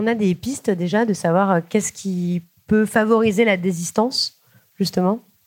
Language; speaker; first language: French; native; French